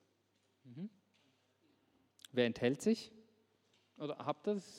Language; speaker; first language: German; native; German